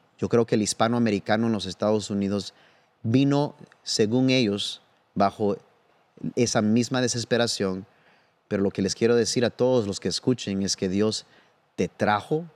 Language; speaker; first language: Spanish; early bilingual, heritage; Spanish